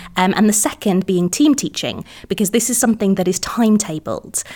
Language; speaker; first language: English; native; English